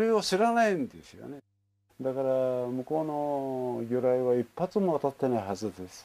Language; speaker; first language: Japanese; native; Japanese